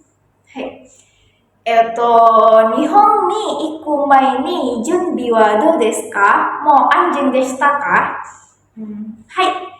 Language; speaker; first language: Japanese; non-native, learner; Indonesian